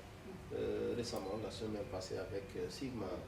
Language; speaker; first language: French; non-native, local second language; Arabic